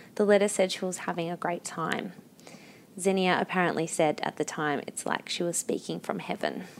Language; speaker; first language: English; native; English